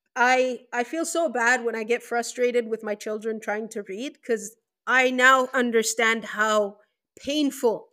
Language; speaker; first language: English; non-native, fluent; Spanish